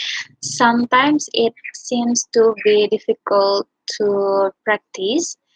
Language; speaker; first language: English; non-native, learner; Indonesian